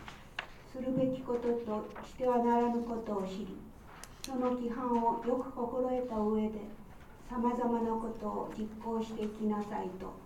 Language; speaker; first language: Japanese; native; Japanese